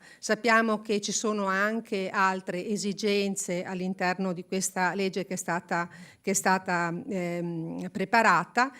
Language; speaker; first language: Italian; native; Italian